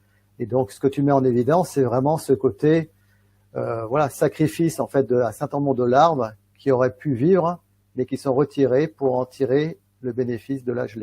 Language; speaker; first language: French; native; French